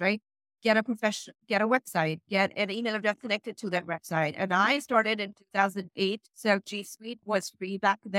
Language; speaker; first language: English; non-native, local second language; Urdu